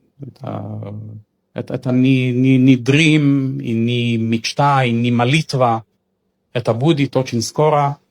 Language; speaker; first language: Russian; non-native, learner; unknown